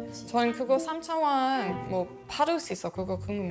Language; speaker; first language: Korean; non-native, learner; English